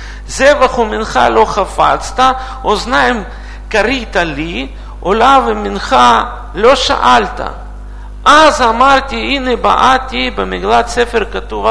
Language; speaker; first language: Hebrew; non-native, fluent; Russian